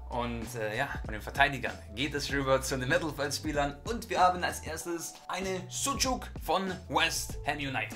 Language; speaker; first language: German; native; German